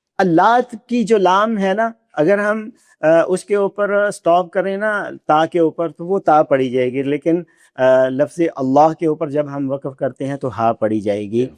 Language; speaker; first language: Urdu; non-native, local second language; Punjabi